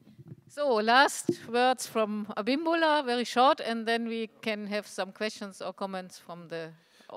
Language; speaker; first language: English; non-native, fluent; German